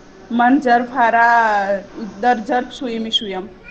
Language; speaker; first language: Persian; non-native, learner; Urdu